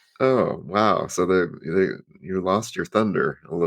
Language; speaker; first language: English; native; English